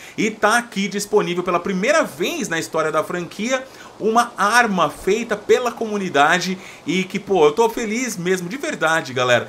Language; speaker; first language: Portuguese; native; Portuguese